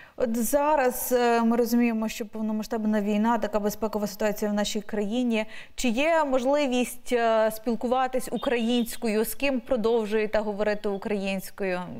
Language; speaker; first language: Ukrainian; native; Ukrainian